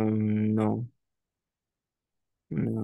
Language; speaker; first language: French; non-native, learner; Romanian